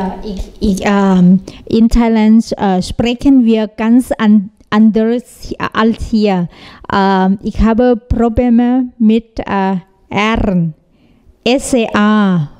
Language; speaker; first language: German; non-native, learner; Thai